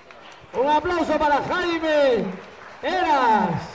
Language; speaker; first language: Spanish; native; Spanish